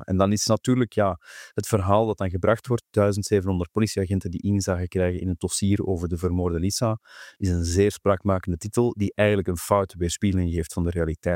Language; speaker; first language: Dutch; native; Dutch